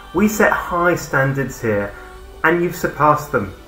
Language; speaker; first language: English; native; English